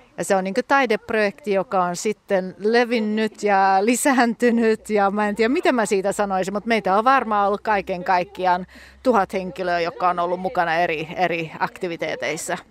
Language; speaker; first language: Finnish; early bilingual, heritage; Finnish